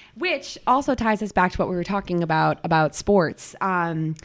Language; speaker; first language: English; native; English